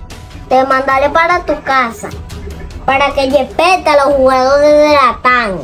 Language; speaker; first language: Spanish; native; Spanish